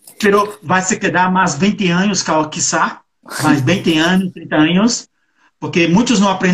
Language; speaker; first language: Portuguese; non-native, learner; Spanish